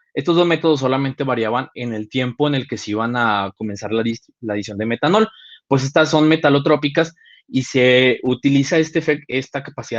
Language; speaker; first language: Spanish; native; Spanish